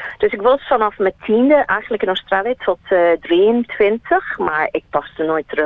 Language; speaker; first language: Dutch; non-native, fluent; English